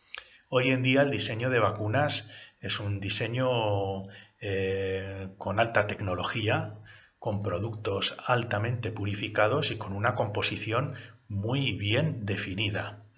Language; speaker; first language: Spanish; native; Spanish